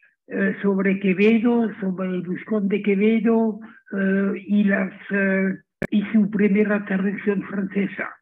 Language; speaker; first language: Spanish; non-native, fluent; German